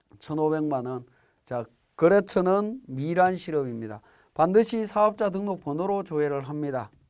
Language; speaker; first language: Korean; native; Korean